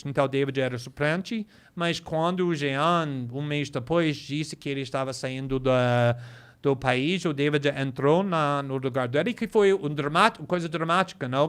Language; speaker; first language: Portuguese; non-native, fluent; English